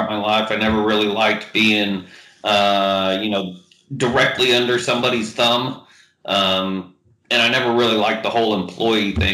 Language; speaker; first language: English; native; English